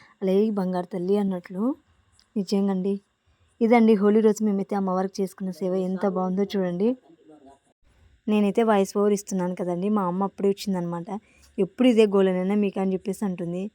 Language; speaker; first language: Telugu; native; Telugu